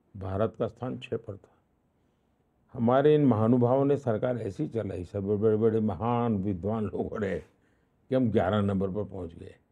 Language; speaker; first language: Hindi; non-native, local second language; Gujarati